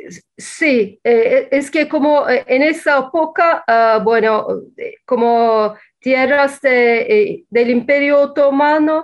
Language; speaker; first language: Spanish; non-native, fluent; Turkish